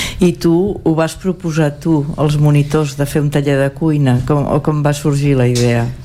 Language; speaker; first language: Catalan; native; Catalan